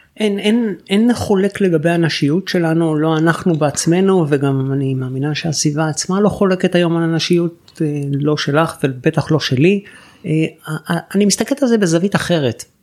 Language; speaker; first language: Hebrew; native; Hebrew